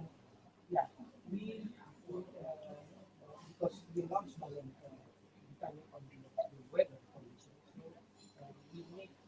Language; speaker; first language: English; non-native, learner; Indonesian